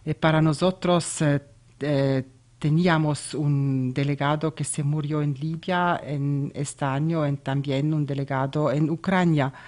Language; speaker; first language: Spanish; non-native, learner; German